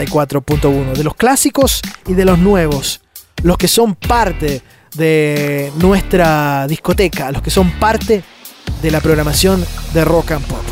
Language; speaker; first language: Spanish; native; Spanish